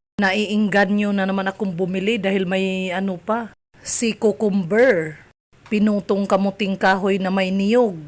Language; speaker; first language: Filipino; non-native, local second language; Cebuano